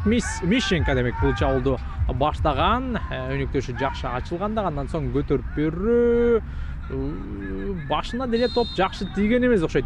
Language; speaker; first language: Kyrgyz; native; Kyrgyz